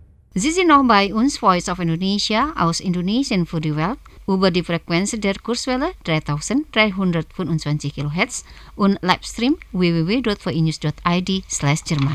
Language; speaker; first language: German; non-native, fluent; Indonesian